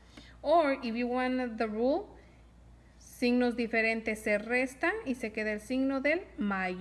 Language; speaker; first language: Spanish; early bilingual, heritage; Spanish